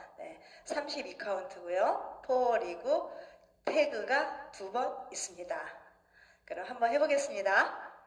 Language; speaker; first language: Korean; native; Korean